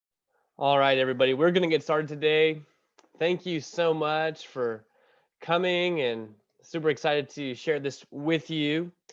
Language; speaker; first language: English; native; English